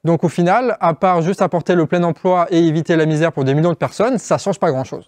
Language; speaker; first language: French; native; French